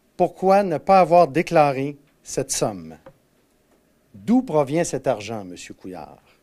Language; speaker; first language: French; native; French